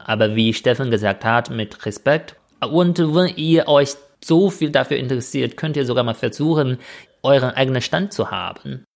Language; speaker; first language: German; non-native, fluent; Chinese